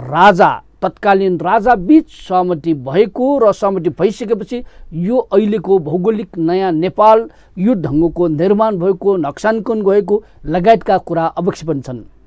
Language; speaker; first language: Nepali; non-native, local second language; Newari